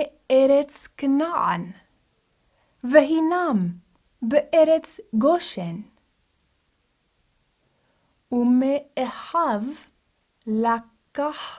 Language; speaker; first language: Hebrew; non-native, fluent; English